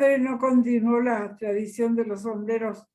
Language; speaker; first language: Spanish; early bilingual, other home language; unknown